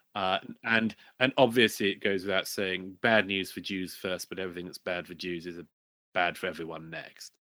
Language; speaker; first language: English; native; English